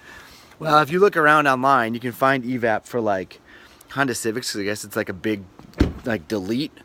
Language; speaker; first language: English; native; English